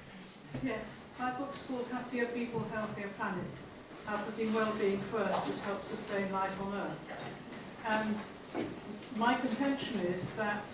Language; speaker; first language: English; native; English